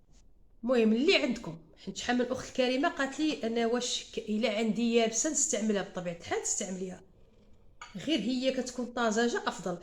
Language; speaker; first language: Arabic; native; Arabic